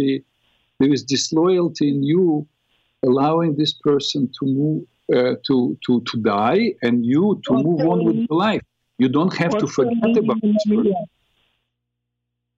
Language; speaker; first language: English; non-native, fluent; Russian